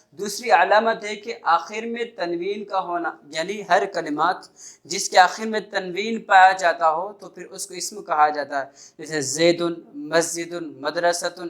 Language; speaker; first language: Urdu; native; Urdu